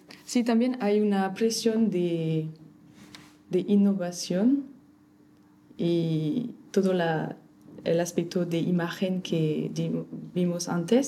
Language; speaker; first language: Spanish; non-native, fluent; French